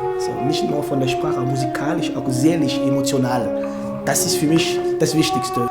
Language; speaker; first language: German; non-native, fluent; French